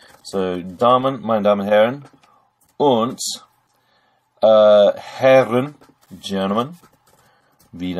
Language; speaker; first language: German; non-native, fluent; English